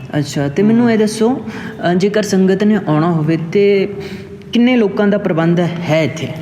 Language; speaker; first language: Punjabi; native; Punjabi